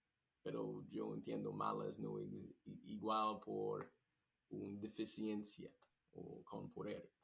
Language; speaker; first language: Spanish; non-native, learner; English